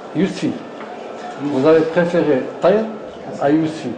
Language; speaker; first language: French; non-native, local second language; Arabic